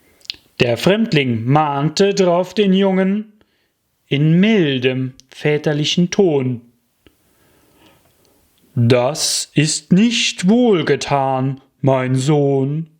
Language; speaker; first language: German; native; German